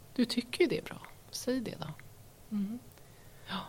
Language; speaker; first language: Swedish; native; Swedish